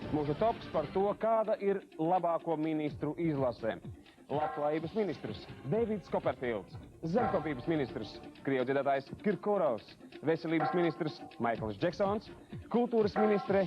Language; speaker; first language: Latvian; native; Latvian